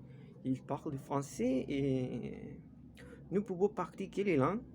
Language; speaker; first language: French; non-native, learner; Spanish